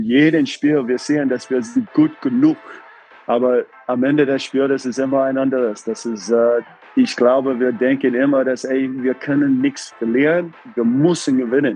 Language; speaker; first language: German; non-native, fluent; English